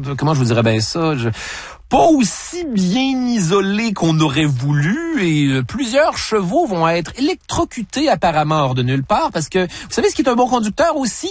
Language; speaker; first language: French; native; French